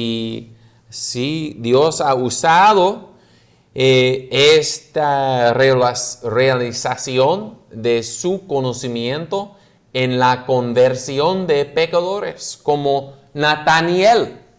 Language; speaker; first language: Spanish; non-native, fluent; English